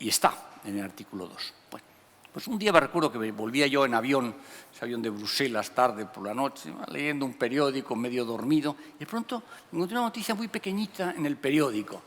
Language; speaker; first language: Spanish; native; Spanish